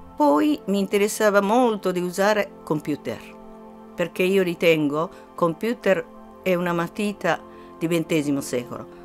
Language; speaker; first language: Italian; non-native, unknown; Japanese